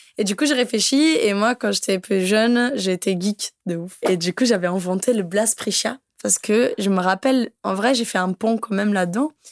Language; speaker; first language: French; non-native, fluent; Portuguese